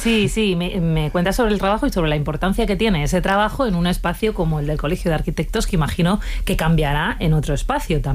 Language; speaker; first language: Spanish; native; Spanish